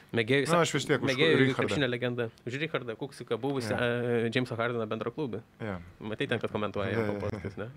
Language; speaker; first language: Lithuanian; native; Lithuanian